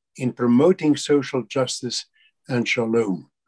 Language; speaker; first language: English; non-native, local second language; Afrikaans